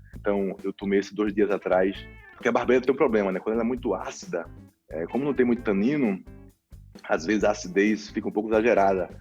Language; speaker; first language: Portuguese; native; Portuguese